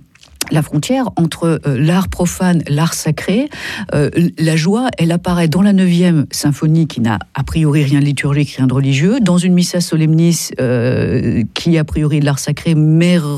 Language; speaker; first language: French; native; French